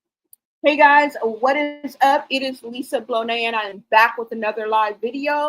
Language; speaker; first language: English; native; English